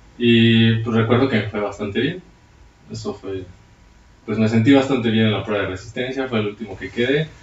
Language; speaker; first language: Spanish; native; Spanish